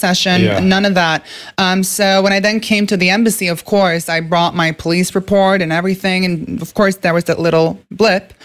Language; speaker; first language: English; non-native, fluent; Norwegian